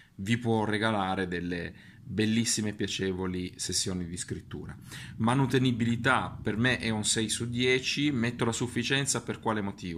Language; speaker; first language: Italian; native; Italian